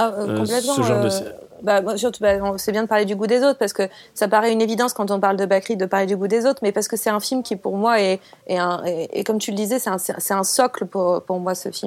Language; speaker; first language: French; native; French